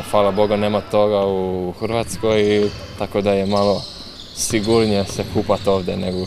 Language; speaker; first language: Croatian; early bilingual, heritage; English